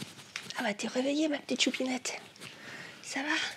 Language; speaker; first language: French; native; French